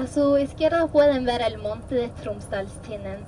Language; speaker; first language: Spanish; non-native, fluent; Norwegian